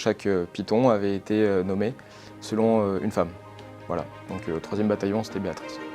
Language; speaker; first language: French; native; French